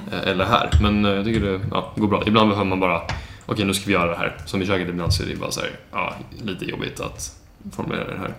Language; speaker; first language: Swedish; native; Swedish